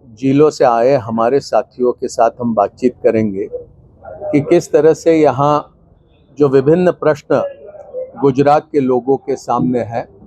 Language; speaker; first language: Hindi; non-native, local second language; Gujarati